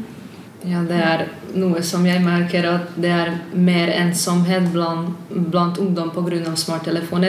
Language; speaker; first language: Swedish; non-native, learner; Hungarian